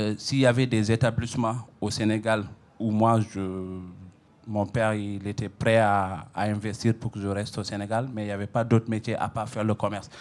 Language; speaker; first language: French; non-native, local second language; Fula